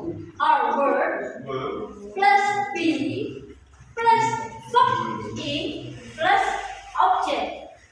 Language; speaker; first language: English; non-native, learner; Indonesian